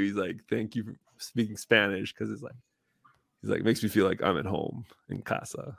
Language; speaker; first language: English; native; English